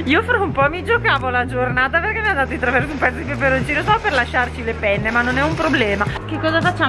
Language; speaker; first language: Italian; native; Italian